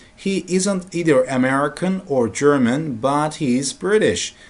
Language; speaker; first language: English; non-native, fluent; Turkish